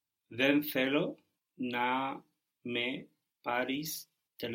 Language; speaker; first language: Greek; non-native, learner; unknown